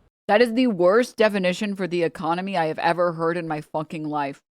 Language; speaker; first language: English; native; English